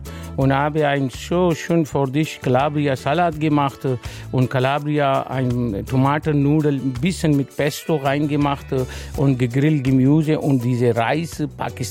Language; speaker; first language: German; non-native, learner; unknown